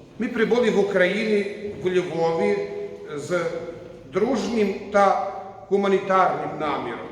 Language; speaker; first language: Ukrainian; non-native, learner; Croatian